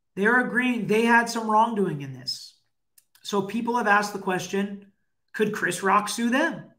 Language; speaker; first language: English; native; English